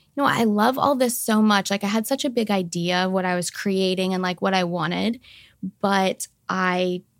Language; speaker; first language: English; native; English